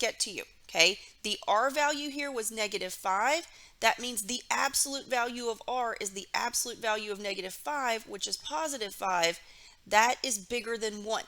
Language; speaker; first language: English; native; English